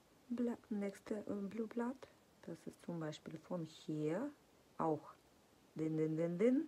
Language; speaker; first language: German; non-native, fluent; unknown